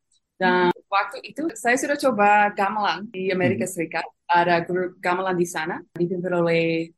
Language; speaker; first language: Indonesian; non-native, fluent; English